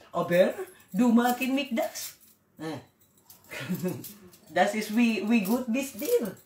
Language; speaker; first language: German; non-native, learner; Waray